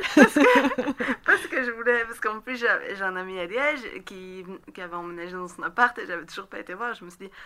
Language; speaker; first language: French; native; French